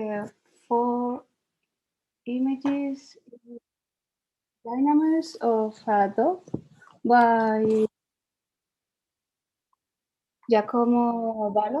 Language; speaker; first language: English; non-native, learner; Spanish